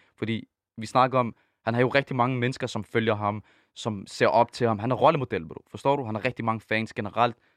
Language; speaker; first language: Danish; early bilingual, other home language; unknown